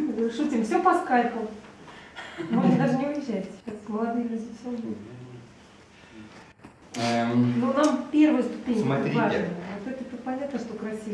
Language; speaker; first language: Russian; native; Russian